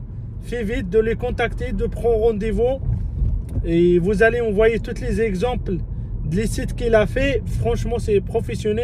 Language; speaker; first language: French; non-native, fluent; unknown